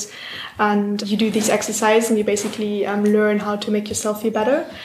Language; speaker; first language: English; non-native, fluent; German